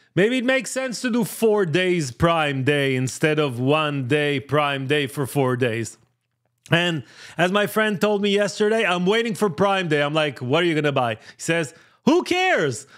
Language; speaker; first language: English; non-native, fluent; Hebrew